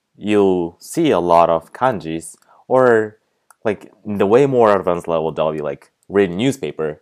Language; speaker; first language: English; non-native, fluent; Japanese